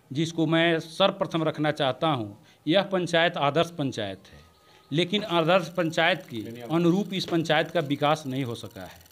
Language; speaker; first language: Hindi; native; Hindi